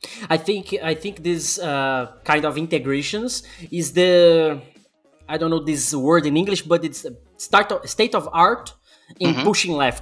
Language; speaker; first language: English; non-native, fluent; Portuguese